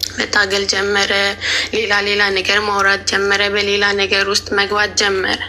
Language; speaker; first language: Amharic; native; Amharic